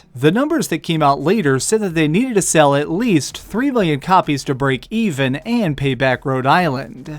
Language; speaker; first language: English; native; English